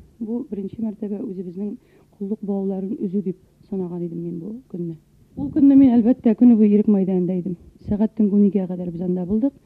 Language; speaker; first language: Tatar; native; Tatar